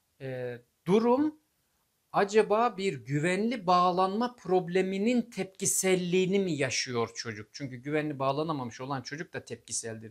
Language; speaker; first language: Turkish; native; Turkish